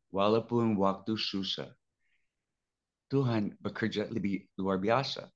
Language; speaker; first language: Indonesian; non-native, fluent; English